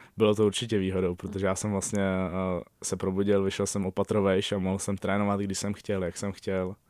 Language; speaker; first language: Czech; native; Czech